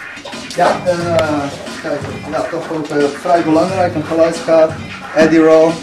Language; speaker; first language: Dutch; early bilingual, other home language; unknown